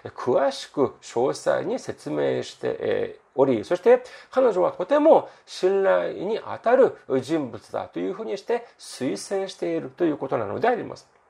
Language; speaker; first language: Japanese; non-native, fluent; Korean